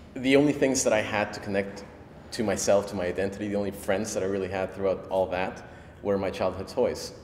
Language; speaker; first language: English; early bilingual, other home language; Spanish